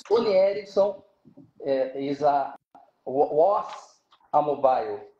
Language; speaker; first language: English; non-native, learner; Portuguese